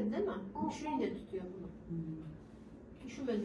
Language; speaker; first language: Turkish; non-native, fluent; Kyrgyz